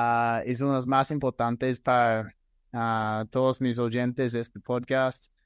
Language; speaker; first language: Spanish; non-native, fluent; English